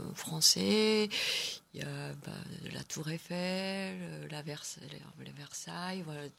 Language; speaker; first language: French; non-native, fluent; Korean